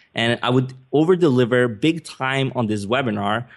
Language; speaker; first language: English; non-native, fluent; Swedish